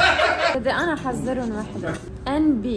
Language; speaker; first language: Arabic; native; Arabic